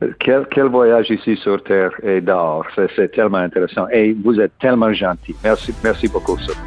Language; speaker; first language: French; non-native, learner; English